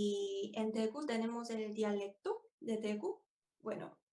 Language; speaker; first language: Spanish; non-native, fluent; Korean